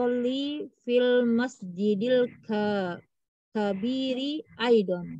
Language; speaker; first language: Arabic; non-native, learner; Indonesian